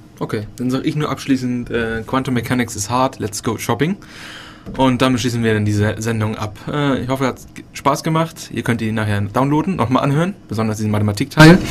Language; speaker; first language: German; native; German